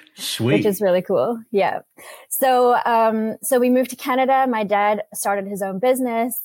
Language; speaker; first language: English; native; English